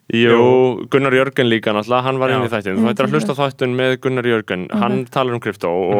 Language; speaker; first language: Icelandic; native; Icelandic